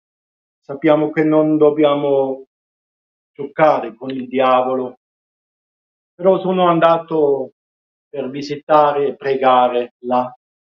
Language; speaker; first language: Italian; non-native, fluent; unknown